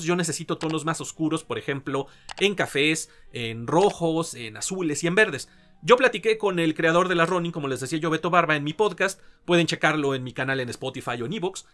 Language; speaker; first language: Spanish; native; Spanish